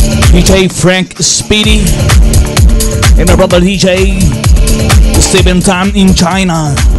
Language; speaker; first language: English; non-native, learner; Portuguese